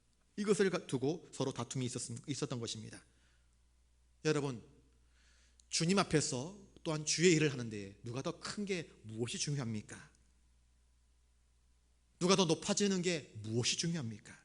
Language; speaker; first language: Korean; native; Korean